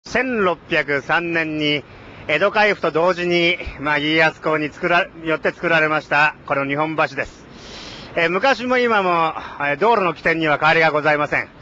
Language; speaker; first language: Japanese; native; Japanese